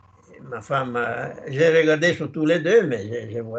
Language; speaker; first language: French; non-native, learner; Italian